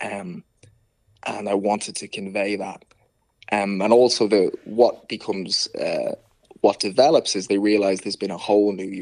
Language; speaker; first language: English; native; English